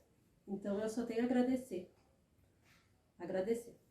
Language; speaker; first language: Portuguese; native; Portuguese